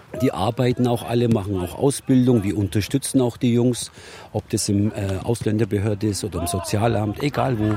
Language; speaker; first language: German; early bilingual, other home language; Turkish